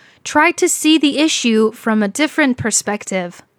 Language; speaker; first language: English; non-native, fluent; Chinese